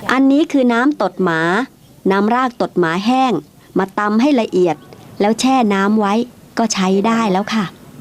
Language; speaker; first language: Thai; native; Thai